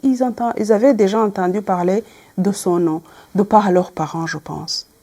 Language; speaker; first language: French; non-native, local second language; Kinyarwanda